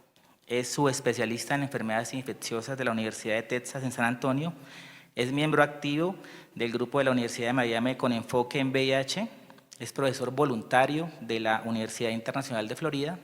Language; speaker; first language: Spanish; native; Spanish